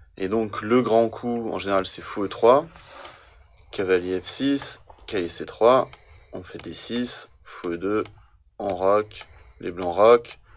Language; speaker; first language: French; native; French